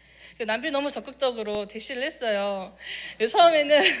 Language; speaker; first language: Korean; native; Korean